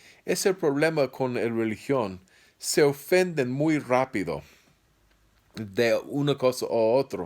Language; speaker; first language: Spanish; non-native, fluent; English